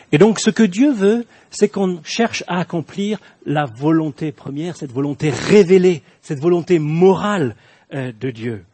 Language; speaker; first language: French; native; French